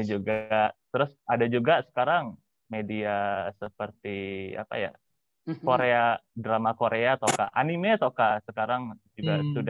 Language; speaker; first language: Indonesian; non-native, fluent; Japanese